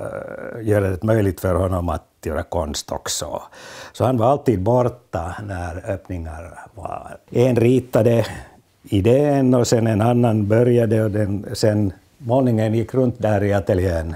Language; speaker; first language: Swedish; non-native, fluent; Finnish